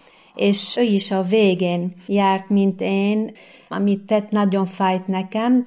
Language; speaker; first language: Hungarian; non-native, fluent; Arabic